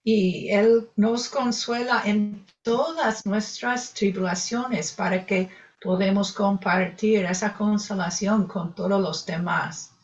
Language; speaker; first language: Spanish; non-native, fluent; English